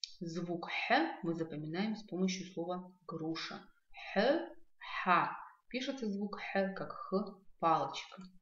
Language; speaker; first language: Russian; non-native, local second language; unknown